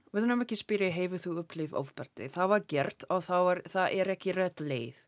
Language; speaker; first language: Icelandic; non-native, learner; English